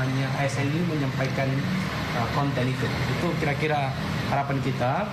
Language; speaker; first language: Indonesian; native; Indonesian